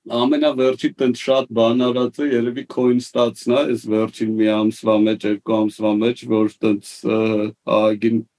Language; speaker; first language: Armenian; native; Armenian